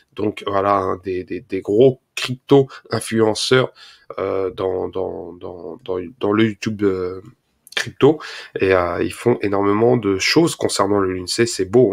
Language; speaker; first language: French; native; French